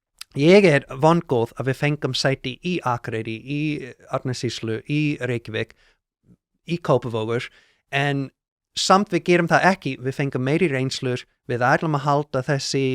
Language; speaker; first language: Icelandic; non-native, learner; English